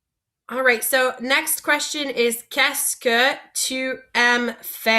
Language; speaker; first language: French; non-native, fluent; English